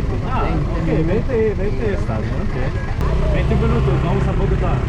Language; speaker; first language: Spanish; non-native, learner; English